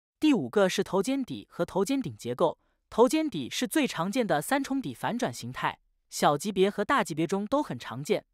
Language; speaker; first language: Chinese; native; Chinese